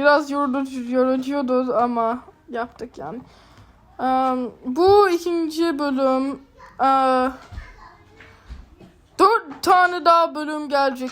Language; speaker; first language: Turkish; early bilingual, heritage; Turkish